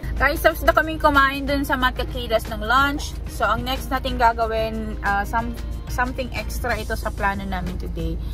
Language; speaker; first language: Filipino; non-native, local second language; Cebuano